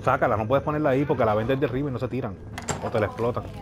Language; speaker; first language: Spanish; native; Spanish